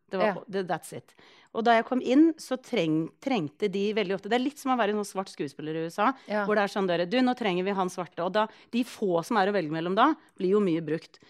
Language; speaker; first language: Norwegian; early bilingual, other home language; Icelandic